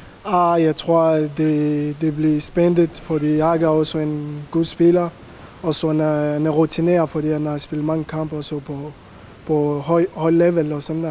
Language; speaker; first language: Danish; non-native, learner; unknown